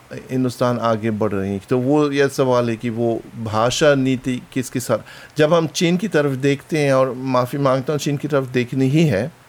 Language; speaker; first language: Hindi; non-native, fluent; German